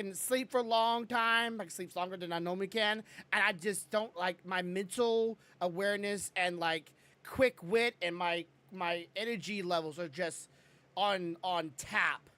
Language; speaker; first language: English; native; English